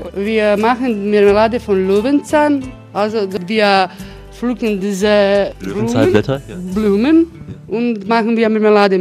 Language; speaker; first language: German; non-native, learner; Croatian